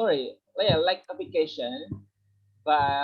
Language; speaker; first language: English; non-native, fluent; Indonesian